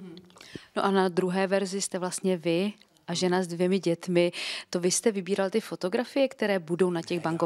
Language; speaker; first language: Czech; native; Czech